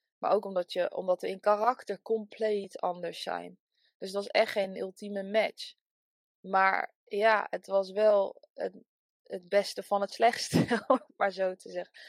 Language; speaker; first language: Dutch; native; Dutch